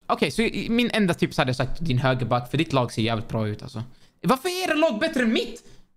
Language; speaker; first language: Swedish; native; Swedish